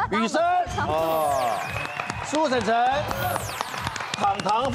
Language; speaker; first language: Chinese; native; Chinese